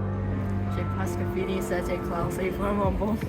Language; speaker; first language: French; non-native, learner; English